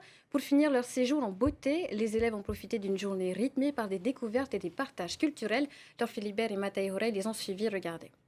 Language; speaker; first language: French; native; French